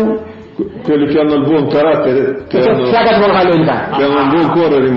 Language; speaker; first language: Italian; early bilingual, heritage; Italian